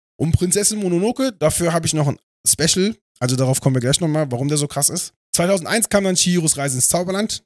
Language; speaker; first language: German; native; German